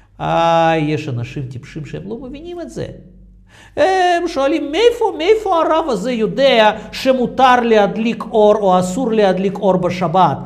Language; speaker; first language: Hebrew; non-native, fluent; Russian